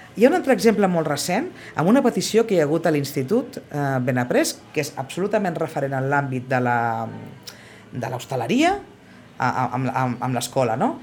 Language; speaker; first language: Catalan; native; Catalan